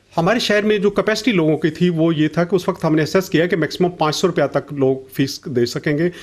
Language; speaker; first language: Urdu; non-native, local second language; Punjabi